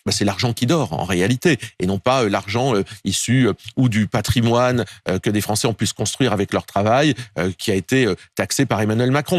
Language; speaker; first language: French; native; French